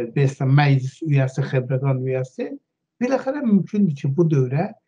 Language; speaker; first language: Turkish; non-native, fluent; Azerbaijani